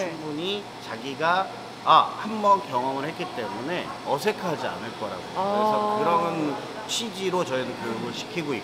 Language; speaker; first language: Korean; native; Korean